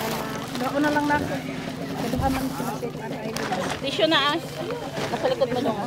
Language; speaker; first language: Filipino; non-native, local second language; Cebuano